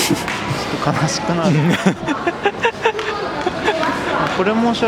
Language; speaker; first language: Japanese; non-native, fluent; Korean